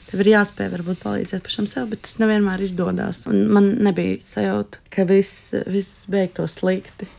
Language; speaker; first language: Latvian; native; Latvian